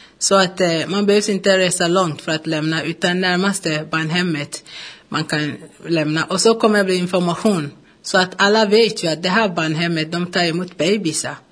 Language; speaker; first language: Swedish; non-native, fluent; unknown